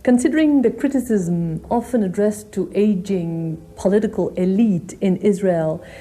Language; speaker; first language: English; non-native, fluent; French